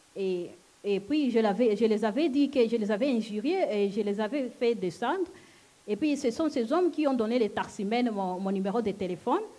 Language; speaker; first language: French; non-native, local second language; Lingala